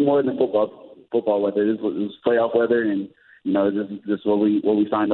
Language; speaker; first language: English; native; English